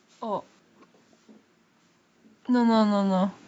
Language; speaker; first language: Korean; early bilingual, heritage; Korean